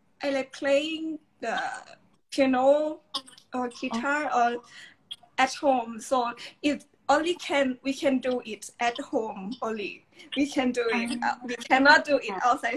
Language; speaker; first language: English; non-native, learner; Thai